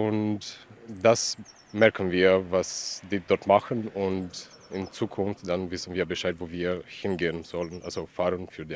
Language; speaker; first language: German; non-native, fluent; Romanian